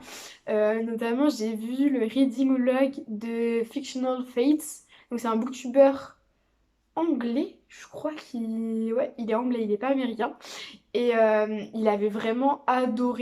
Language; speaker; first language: French; native; French